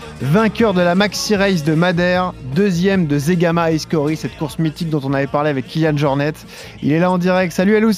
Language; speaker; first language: French; native; French